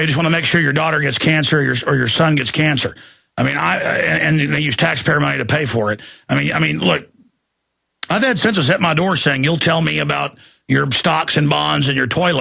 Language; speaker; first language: English; native; English